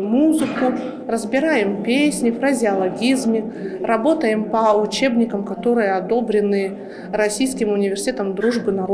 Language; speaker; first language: Russian; native; Russian